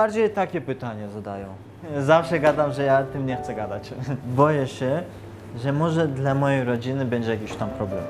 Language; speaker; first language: Polish; non-native, fluent; Chechen